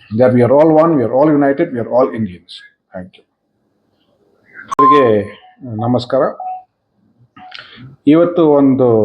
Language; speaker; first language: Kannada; non-native, fluent; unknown